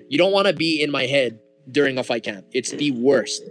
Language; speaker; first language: English; early bilingual, other home language; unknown